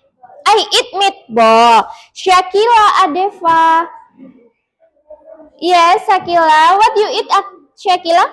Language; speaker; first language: English; non-native, learner; Indonesian